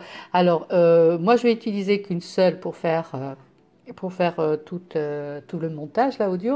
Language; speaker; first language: French; native; French